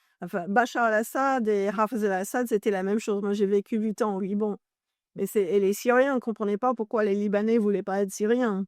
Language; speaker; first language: French; non-native, fluent; English